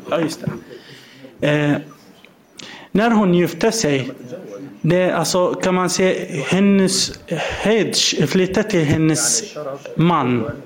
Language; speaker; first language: Swedish; non-native, learner; Arabic